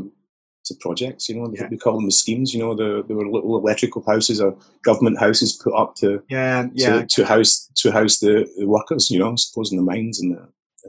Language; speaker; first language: English; native; English